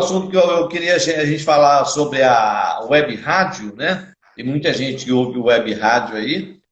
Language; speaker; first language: Portuguese; native; Portuguese